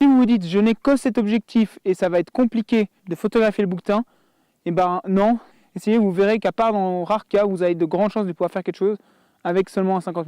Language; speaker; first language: French; native; French